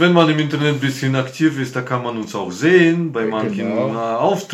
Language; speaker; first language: German; non-native, fluent; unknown